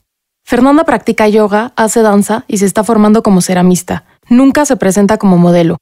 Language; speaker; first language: Spanish; native; Spanish